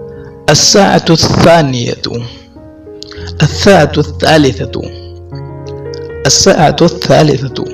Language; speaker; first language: Arabic; non-native, fluent; Urdu